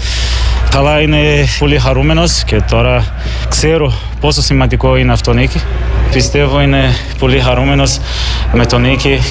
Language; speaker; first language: Greek; non-native, learner; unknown